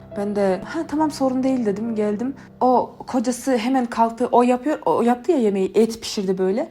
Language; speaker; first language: Turkish; native; Turkish